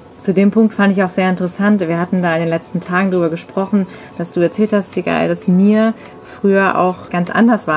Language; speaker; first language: German; native; German